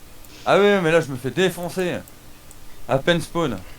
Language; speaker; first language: French; native; French